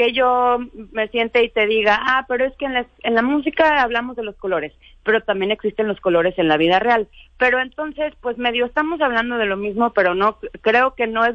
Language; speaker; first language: Spanish; native; Spanish